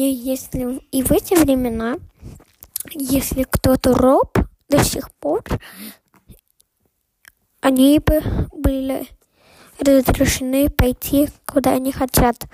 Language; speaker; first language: Russian; early bilingual, heritage; Russian